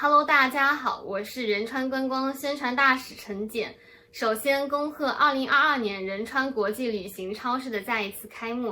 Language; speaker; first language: Chinese; native; Chinese